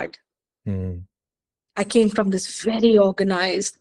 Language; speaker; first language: English; non-native, local second language; Hindi